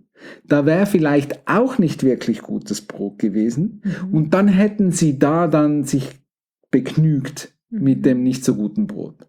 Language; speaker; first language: German; native; German